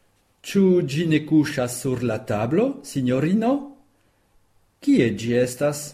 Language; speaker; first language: French; native; French